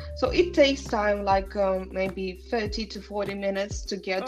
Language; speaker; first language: English; non-native, fluent; Estonian